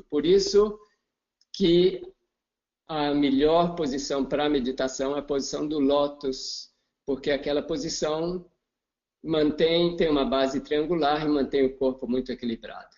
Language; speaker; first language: Portuguese; non-native, fluent; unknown